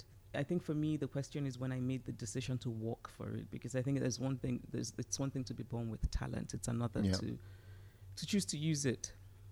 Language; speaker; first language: English; non-native, local second language; Igbo